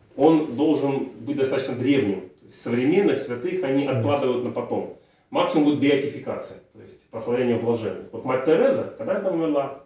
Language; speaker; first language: Russian; native; Russian